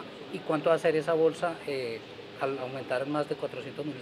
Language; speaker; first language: Spanish; native; Spanish